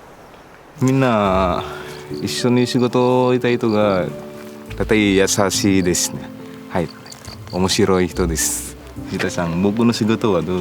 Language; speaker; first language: Japanese; non-native, learner; Indonesian